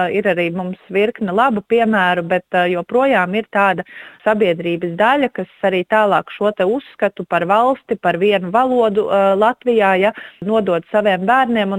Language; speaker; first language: Latvian; native; Latvian